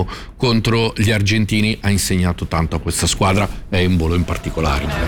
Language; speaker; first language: Italian; native; Italian